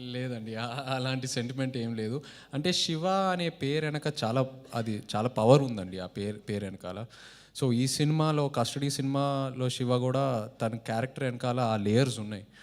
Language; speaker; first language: Telugu; native; Telugu